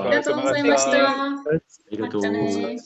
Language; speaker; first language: Japanese; non-native, learner; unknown